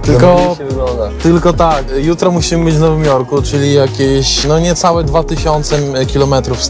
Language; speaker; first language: Polish; native; Polish